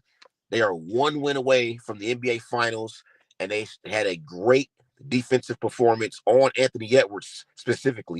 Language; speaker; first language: English; native; English